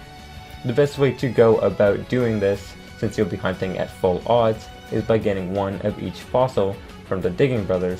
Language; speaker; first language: English; native; English